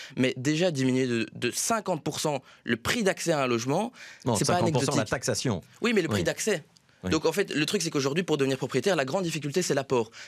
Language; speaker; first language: French; native; French